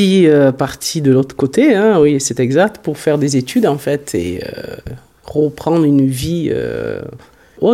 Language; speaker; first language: French; early bilingual, other home language; Hungarian